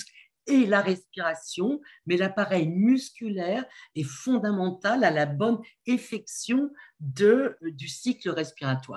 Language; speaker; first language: French; native; French